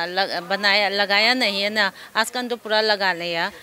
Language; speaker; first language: Hindi; non-native, local second language; Manipuri